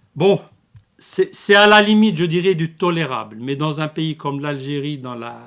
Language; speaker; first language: French; non-native, local second language; Arabic